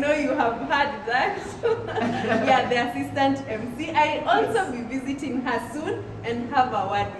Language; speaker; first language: English; non-native, local second language; Swahili